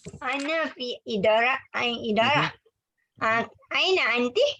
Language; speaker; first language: Arabic; non-native, learner; Malay